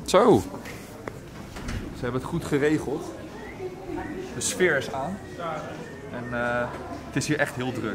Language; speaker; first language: Dutch; native; Dutch